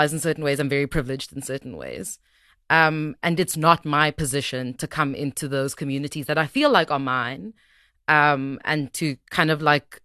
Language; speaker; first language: English; native; English